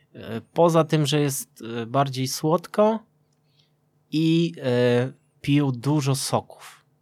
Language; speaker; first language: Polish; native; Polish